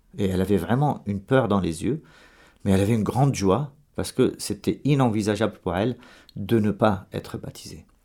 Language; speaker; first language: French; non-native, local second language; Arabic